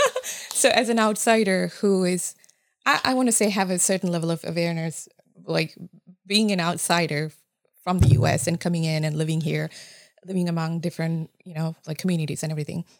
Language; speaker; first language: English; non-native, fluent; Japanese